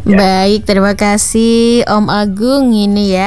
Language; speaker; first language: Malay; non-native, local second language; Javanese